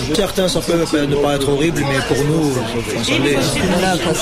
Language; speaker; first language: French; non-native, local second language; Arabic